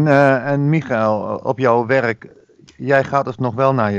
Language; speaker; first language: Dutch; native; Dutch